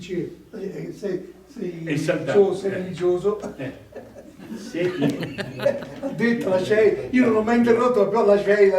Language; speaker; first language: Italian; native; Italian